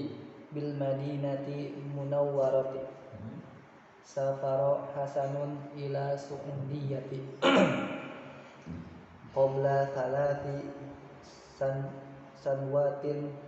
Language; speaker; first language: Arabic; non-native, learner; Indonesian